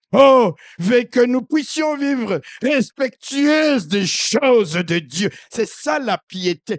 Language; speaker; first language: French; non-native, local second language; Lingala